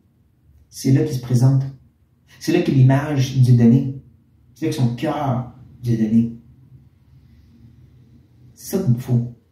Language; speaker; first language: French; native; French